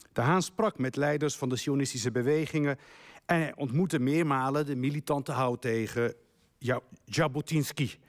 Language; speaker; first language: Dutch; early bilingual, other home language; Riffian